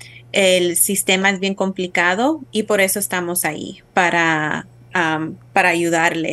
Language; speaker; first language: Spanish; early bilingual, heritage; Spanish